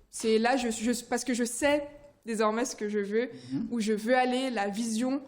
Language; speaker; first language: French; early bilingual, other home language; Haitian Creole